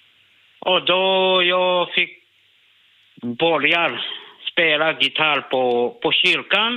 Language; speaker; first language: Swedish; non-native, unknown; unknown